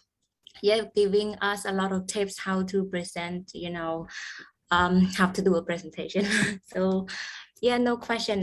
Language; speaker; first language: English; non-native, learner; Khmer